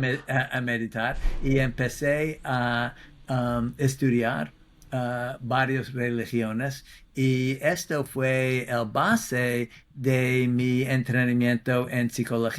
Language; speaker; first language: Spanish; non-native, fluent; English